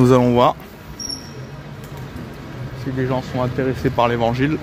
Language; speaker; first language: French; native; French